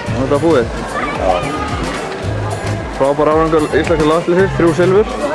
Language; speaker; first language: Icelandic; native; Icelandic